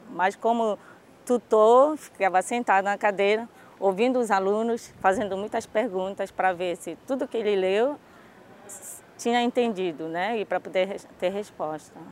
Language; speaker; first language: Portuguese; early bilingual, other home language; Japanese